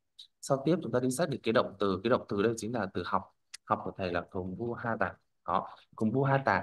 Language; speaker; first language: Vietnamese; native; Vietnamese